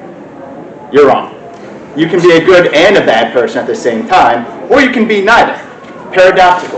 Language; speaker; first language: English; native; English